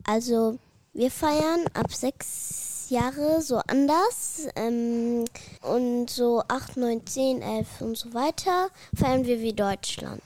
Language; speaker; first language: German; early bilingual, other home language; Arabic